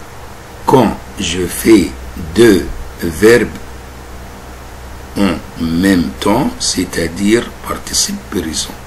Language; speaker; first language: French; non-native, fluent; Arabic